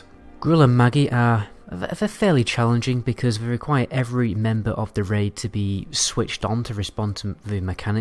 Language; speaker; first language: English; native; English